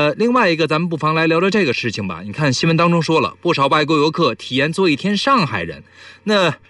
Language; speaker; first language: Chinese; native; Chinese